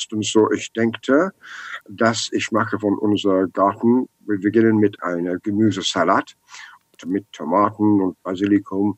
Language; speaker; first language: German; non-native, learner; English